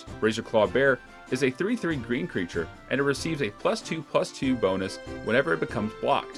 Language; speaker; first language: English; native; English